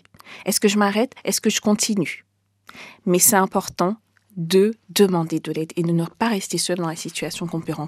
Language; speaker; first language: French; native; French